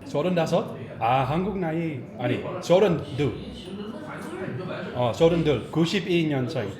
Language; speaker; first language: Korean; non-native, learner; Dutch